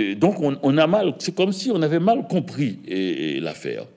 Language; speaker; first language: French; native; French